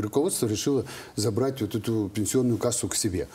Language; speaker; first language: Russian; native; Russian